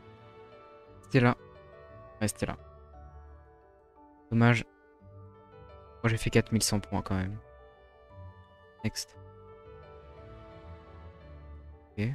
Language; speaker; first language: French; native; French